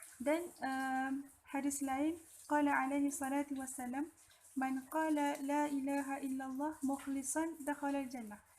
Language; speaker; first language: Malay; native; Malay